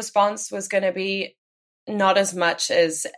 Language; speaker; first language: English; native; English